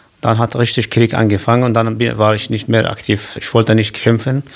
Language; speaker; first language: German; non-native, learner; Kurdish